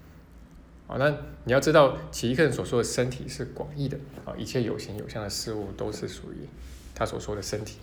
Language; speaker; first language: Chinese; native; Chinese